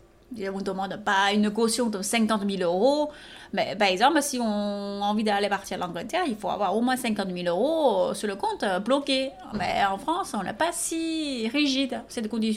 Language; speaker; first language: French; non-native, fluent; Chinese